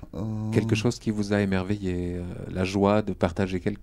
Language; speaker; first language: French; native; French